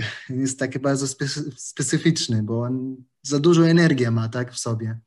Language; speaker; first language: Polish; non-native, learner; Arabic